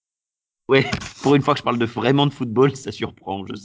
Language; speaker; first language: French; native; French